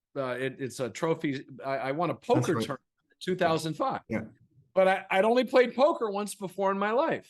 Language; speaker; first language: English; native; English